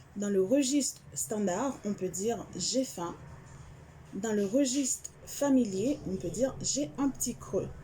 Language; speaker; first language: French; non-native, local second language; Haitian Creole